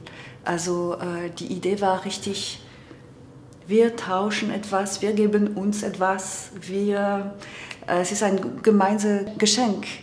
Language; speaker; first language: German; non-native, fluent; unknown